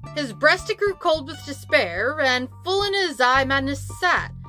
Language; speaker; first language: English; native; English